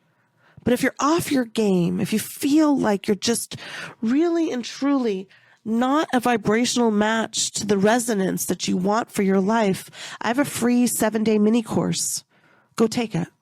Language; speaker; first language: English; native; English